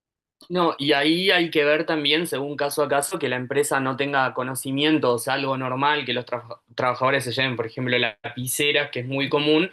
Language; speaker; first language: Spanish; native; Spanish